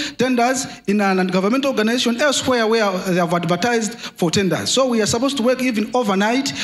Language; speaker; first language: English; non-native, local second language; Nyanja